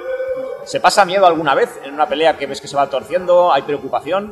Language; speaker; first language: Spanish; native; Spanish